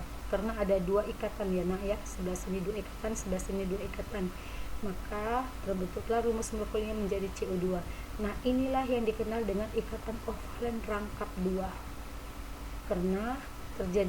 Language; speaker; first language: Indonesian; native; Indonesian